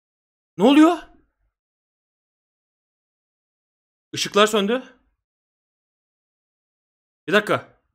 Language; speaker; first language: Turkish; native; Turkish